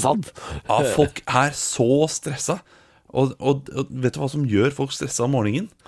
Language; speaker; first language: Norwegian; native; Norwegian